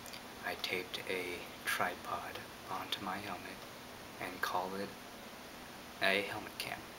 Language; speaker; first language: English; native; English